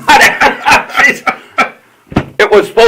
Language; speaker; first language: English; native; English